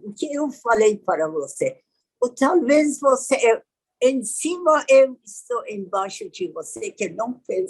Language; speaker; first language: Portuguese; non-native, learner; Persian